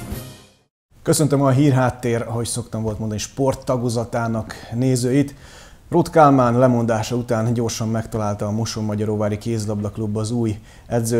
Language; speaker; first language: Hungarian; native; Hungarian